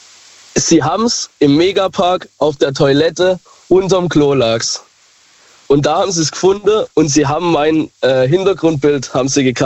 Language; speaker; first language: German; native; German